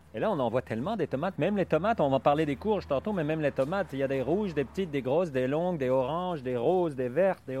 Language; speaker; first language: French; native; French